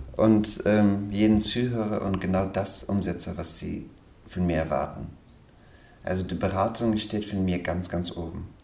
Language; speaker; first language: German; non-native, fluent; Persian